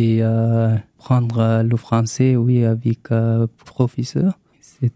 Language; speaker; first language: French; non-native, learner; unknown